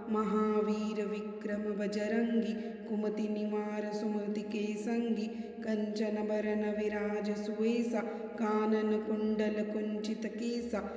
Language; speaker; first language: Hindi; non-native, local second language; Marathi